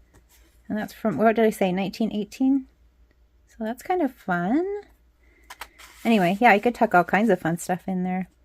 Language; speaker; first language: English; native; English